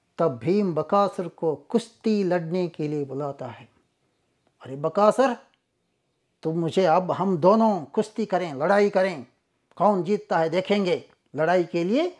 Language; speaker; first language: Hindi; non-native, local second language; Kannada